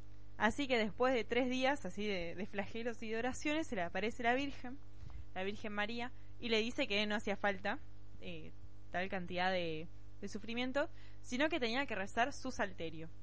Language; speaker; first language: Spanish; native; Spanish